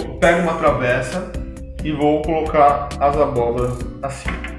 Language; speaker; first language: Portuguese; native; Portuguese